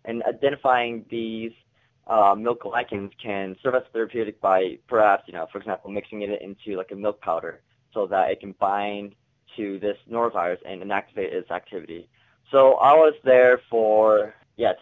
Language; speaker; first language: English; native; English